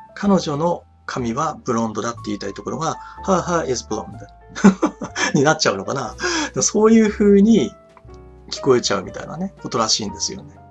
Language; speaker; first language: Japanese; native; Japanese